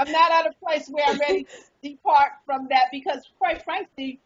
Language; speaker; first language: English; native; English